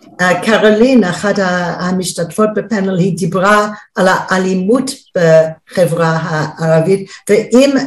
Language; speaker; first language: Hebrew; non-native, fluent; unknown